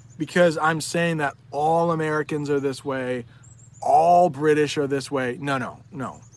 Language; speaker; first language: English; native; English